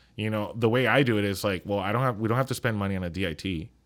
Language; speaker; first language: English; non-native, fluent; Spanish